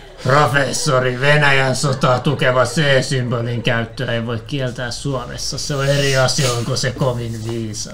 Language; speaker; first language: Finnish; native; Finnish